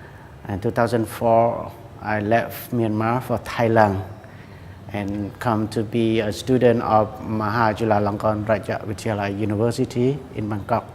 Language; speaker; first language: English; non-native, learner; Khmer